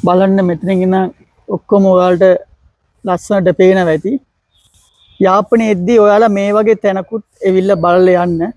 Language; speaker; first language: Sinhala; non-native, local second language; Tamil